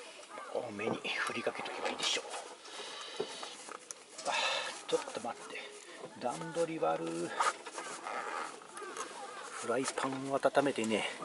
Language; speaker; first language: Japanese; native; Japanese